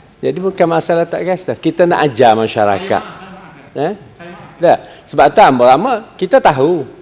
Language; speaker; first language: Malay; native; Malay